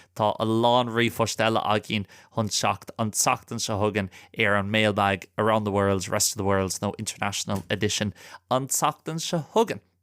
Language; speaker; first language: Irish; non-native, local second language; English